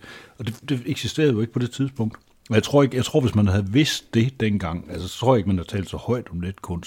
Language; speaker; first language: Danish; native; Danish